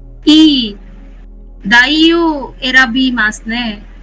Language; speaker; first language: Japanese; non-native, learner; Hindi